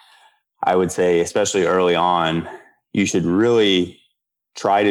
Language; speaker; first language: English; native; English